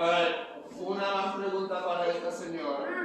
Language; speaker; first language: Spanish; non-native, learner; English